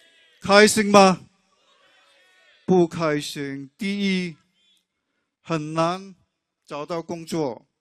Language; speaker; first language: Chinese; non-native, local second language; English